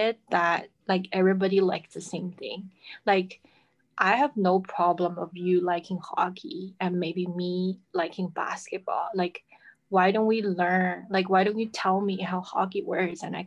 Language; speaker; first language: English; non-native, fluent; Chinese